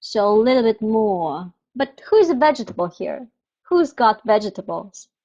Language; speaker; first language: English; non-native, fluent; Russian